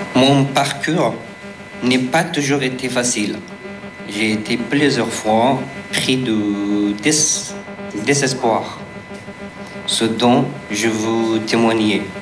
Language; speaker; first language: French; non-native, fluent; Persian